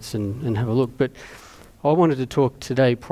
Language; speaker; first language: English; native; English